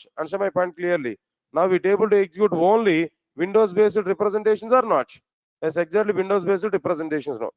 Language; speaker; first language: English; non-native, local second language; Telugu